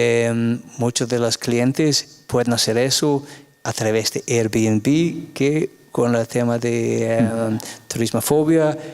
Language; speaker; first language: Spanish; non-native, fluent; English